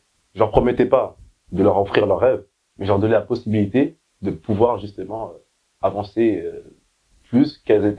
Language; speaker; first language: French; native; French